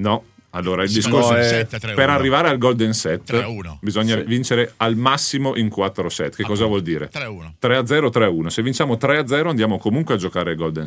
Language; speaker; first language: Italian; native; Italian